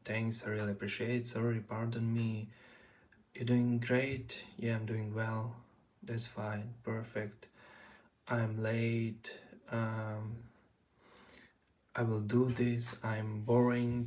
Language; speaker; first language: English; non-native, learner; Ukrainian